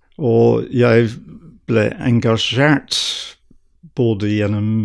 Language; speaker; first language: Norwegian; non-native, fluent; English